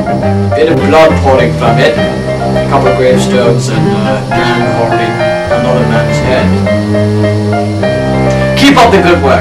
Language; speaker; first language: English; native; English